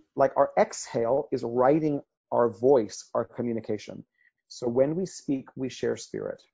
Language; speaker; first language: English; early bilingual, other home language; Spanish